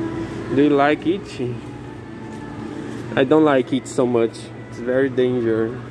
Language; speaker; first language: English; non-native, learner; Portuguese